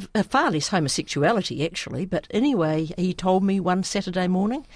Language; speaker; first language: English; early bilingual, other home language; Sinhala